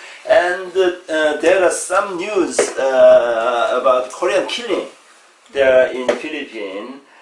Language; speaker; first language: English; non-native, learner; Korean